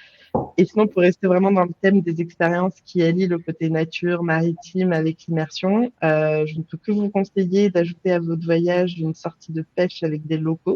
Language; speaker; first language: French; native; French